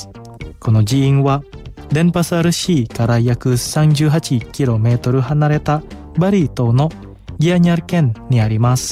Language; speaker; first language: Japanese; non-native, fluent; Indonesian